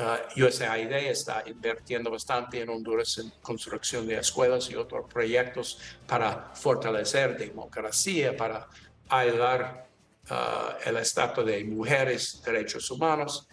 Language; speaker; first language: Spanish; non-native, learner; English